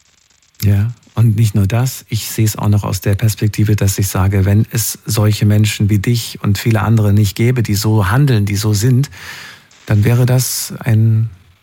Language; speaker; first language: German; native; German